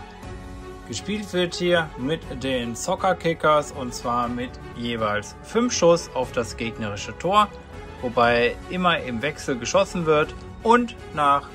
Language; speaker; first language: German; native; German